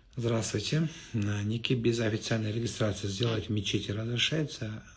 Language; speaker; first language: Russian; non-native, local second language; Kazakh